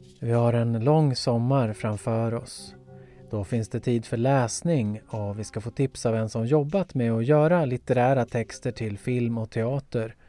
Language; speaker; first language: Swedish; native; Swedish